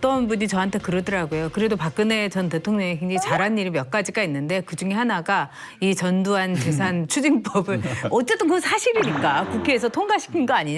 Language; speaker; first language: Korean; native; Korean